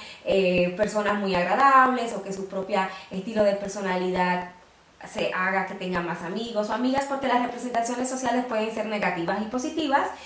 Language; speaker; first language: Spanish; native; Spanish